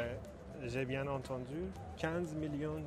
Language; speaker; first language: French; non-native, fluent; Persian